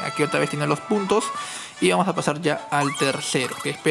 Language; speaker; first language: Spanish; native; Spanish